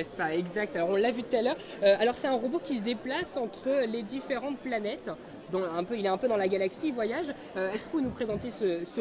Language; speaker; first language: French; native; French